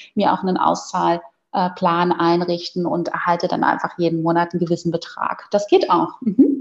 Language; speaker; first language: German; native; German